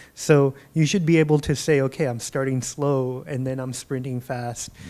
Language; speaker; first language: English; native; English